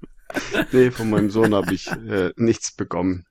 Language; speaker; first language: German; non-native, fluent; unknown